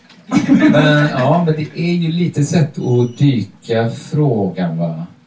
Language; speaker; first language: Swedish; native; Swedish